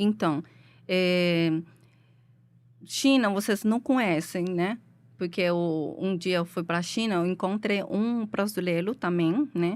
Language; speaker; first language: Portuguese; non-native, learner; Chinese